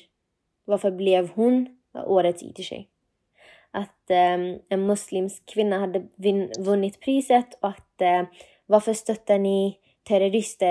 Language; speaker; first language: Swedish; non-native, fluent; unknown